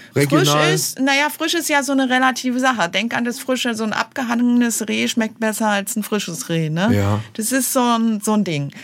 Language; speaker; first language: German; native; German